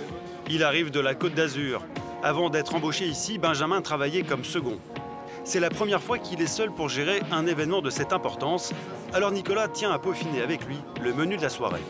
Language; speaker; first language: French; native; French